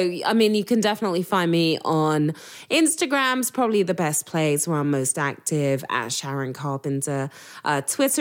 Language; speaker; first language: English; native; English